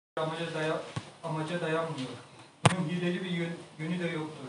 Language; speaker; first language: Turkish; native; Turkish